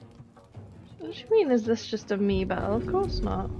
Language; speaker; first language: English; native; English